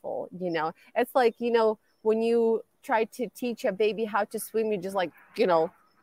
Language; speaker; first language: English; non-native, fluent; Romanian